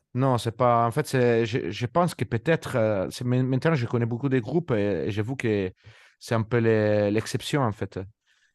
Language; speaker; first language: French; non-native, fluent; Italian